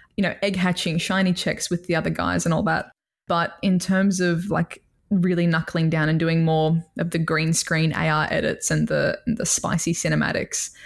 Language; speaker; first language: English; native; English